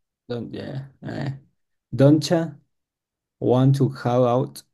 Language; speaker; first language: English; non-native, learner; Spanish